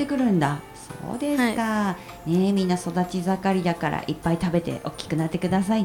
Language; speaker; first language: Japanese; native; Japanese